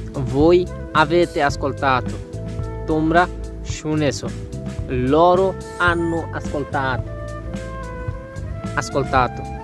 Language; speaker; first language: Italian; non-native, fluent; Bangla